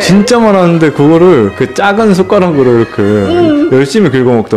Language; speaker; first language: Korean; native; Korean